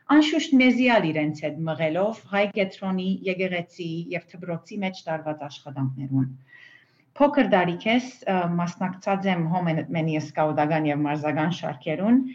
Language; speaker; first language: Armenian; early bilingual, heritage; Armenian